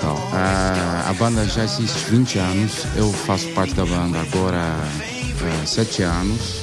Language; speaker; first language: Portuguese; non-native, learner; Dutch